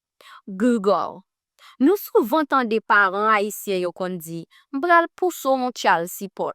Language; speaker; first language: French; non-native, learner; Haitian Creole